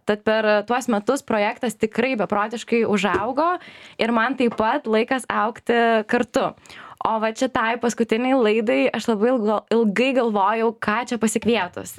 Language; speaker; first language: Lithuanian; native; Lithuanian